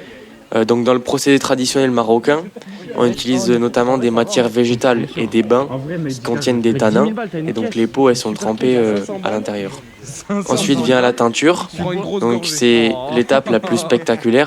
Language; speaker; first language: French; native; French